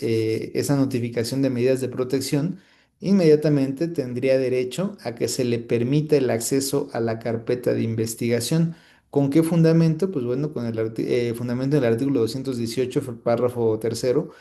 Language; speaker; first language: Spanish; native; Spanish